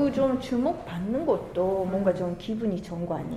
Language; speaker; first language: Korean; non-native, fluent; Japanese